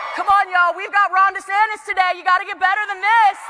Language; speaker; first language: English; native; English